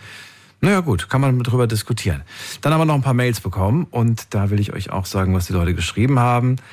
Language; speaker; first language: German; native; German